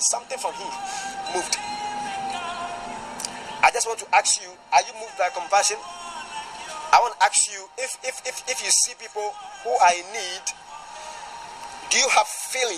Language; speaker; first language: English; non-native, local second language; Akan